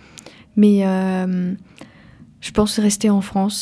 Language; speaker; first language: French; early bilingual, other home language; Ukrainian